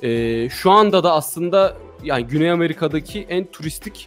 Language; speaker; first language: Turkish; native; Turkish